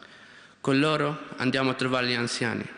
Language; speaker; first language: Italian; non-native, learner; Arabic